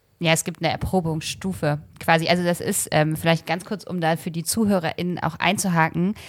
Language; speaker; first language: German; native; German